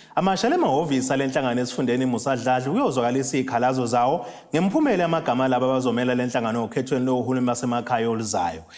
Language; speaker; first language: Zulu; native; Zulu